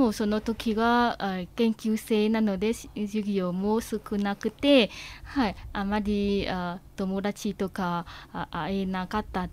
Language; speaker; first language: Japanese; non-native, fluent; Vietnamese